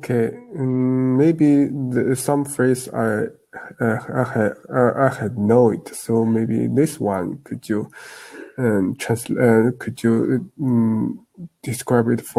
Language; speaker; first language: English; non-native, learner; Chinese